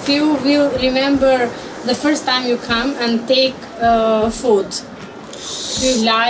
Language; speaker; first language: English; non-native, learner; Albanian